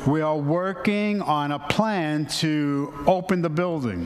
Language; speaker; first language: English; native; English